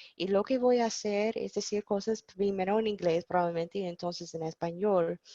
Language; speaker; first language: Spanish; non-native, fluent; English